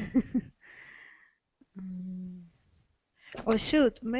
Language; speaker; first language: English; non-native, learner; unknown